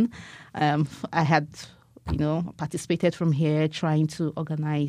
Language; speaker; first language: English; non-native, local second language; Igbo